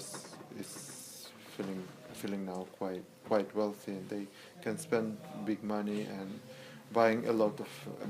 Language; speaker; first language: English; non-native, learner; Russian